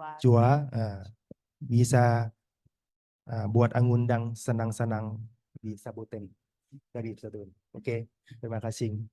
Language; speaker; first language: Indonesian; non-native, learner; Thai